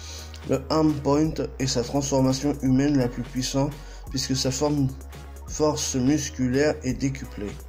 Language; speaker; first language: French; native; French